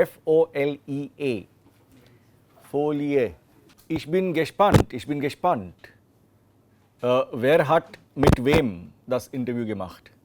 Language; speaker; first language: German; non-native, fluent; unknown